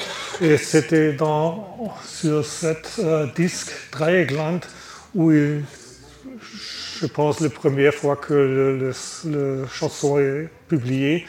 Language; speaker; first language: French; non-native, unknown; German